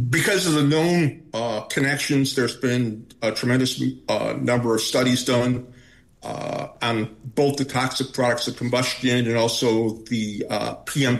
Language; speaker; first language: English; native; English